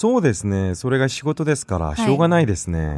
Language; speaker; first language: Japanese; non-native, fluent; Korean